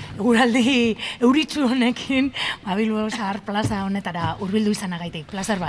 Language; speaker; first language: Basque; native; Basque